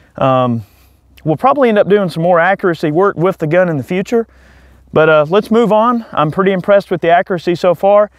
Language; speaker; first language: English; native; English